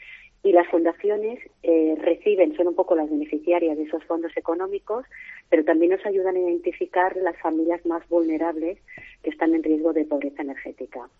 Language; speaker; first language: Spanish; native; Spanish